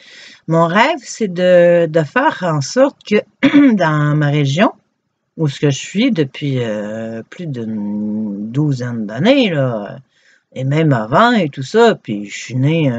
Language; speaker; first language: French; native; French